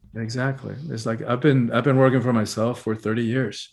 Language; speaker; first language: English; early bilingual, other home language; Spanish